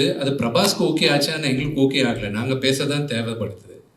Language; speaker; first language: Tamil; non-native, local second language; Telugu